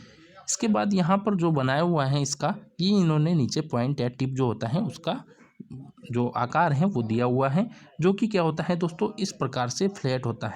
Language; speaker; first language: Hindi; native; Hindi